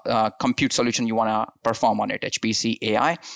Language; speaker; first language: English; non-native, local second language; Hindi